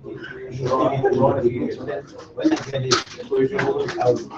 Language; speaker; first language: English; non-native, learner; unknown